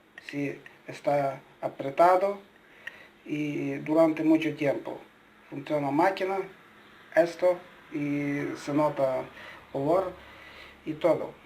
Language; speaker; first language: Spanish; non-native, learner; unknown